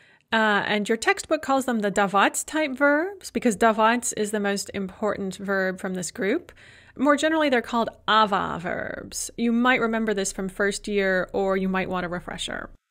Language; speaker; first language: English; native; English